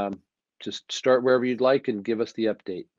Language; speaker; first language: English; native; English